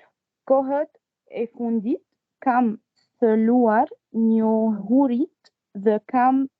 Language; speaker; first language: Albanian; non-native, learner; Arabic